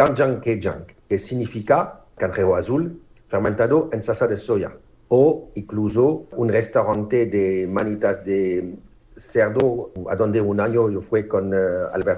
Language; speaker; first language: Spanish; non-native, fluent; French